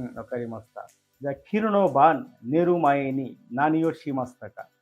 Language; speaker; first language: Japanese; non-native, fluent; Bangla